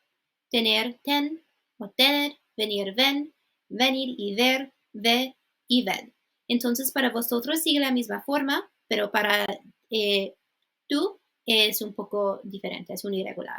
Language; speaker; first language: Spanish; non-native, fluent; English